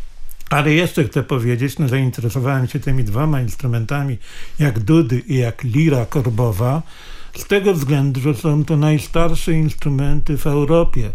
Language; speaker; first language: Polish; native; Polish